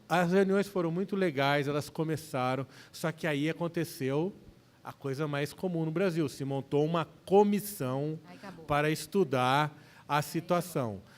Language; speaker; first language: Portuguese; native; Portuguese